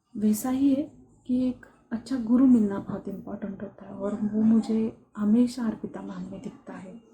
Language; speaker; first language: Hindi; non-native, local second language; Marathi